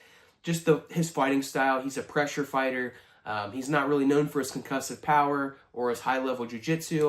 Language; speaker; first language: English; native; English